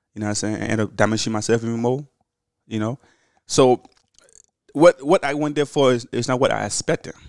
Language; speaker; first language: English; early bilingual, other home language; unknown